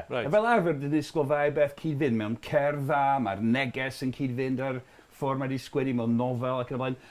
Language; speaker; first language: Welsh; non-native, fluent; English